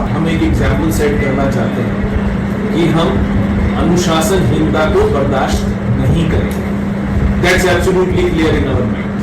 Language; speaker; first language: Hindi; native; Hindi